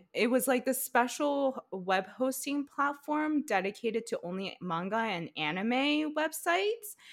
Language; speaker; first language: English; early bilingual, other home language; Chinese